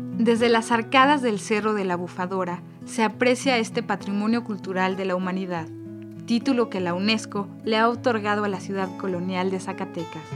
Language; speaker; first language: Spanish; native; Spanish